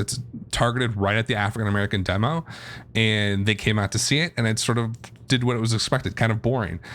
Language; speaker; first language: English; native; English